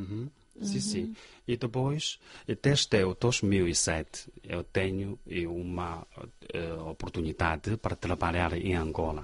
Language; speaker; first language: Portuguese; non-native, fluent; Chinese